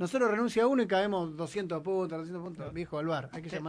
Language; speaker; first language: Spanish; native; Spanish